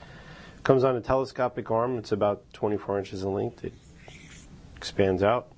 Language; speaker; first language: English; native; English